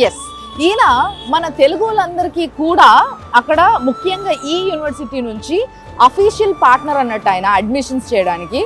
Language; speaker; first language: Telugu; native; Telugu